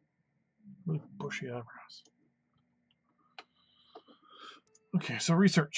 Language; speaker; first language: English; native; English